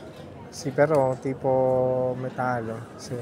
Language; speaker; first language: Italian; non-native, fluent; Filipino